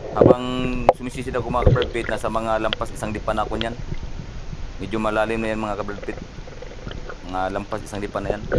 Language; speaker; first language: Filipino; non-native, local second language; Cebuano